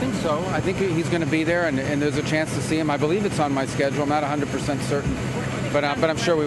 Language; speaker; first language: English; native; English